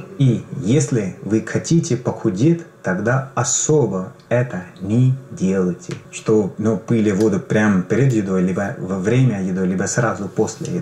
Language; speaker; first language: Russian; non-native, learner; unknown